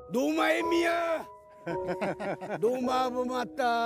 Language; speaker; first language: Korean; native; Korean